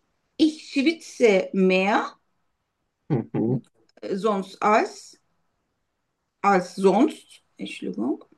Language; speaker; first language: German; non-native, learner; Turkish